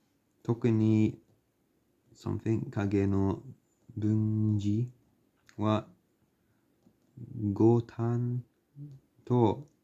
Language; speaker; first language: Japanese; non-native, learner; English